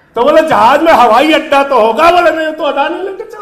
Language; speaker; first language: Hindi; native; Hindi